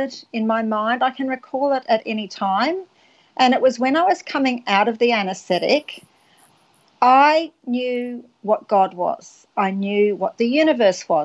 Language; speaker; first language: English; native; English